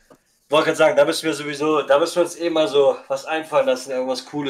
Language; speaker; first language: German; native; German